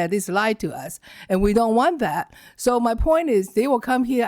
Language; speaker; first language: English; non-native, learner; Chinese